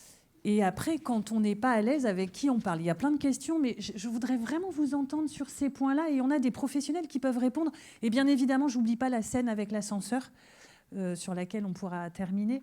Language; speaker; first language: French; native; French